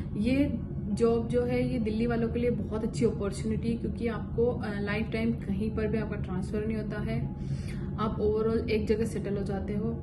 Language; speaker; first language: Hindi; native; Hindi